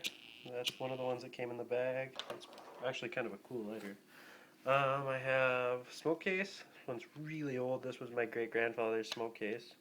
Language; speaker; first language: English; native; English